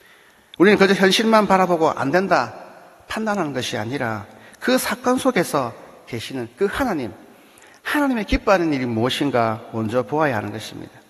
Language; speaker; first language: Korean; native; Korean